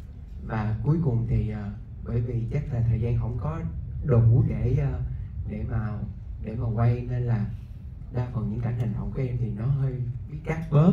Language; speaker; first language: Vietnamese; native; Vietnamese